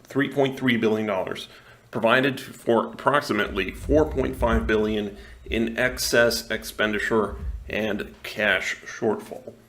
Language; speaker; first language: English; non-native, local second language; Spanish